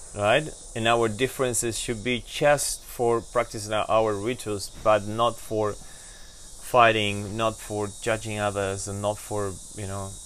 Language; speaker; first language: English; non-native, fluent; Spanish